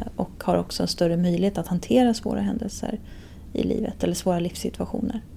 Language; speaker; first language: Swedish; native; Swedish